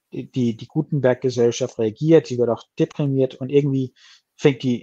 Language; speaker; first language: German; non-native, fluent; Danish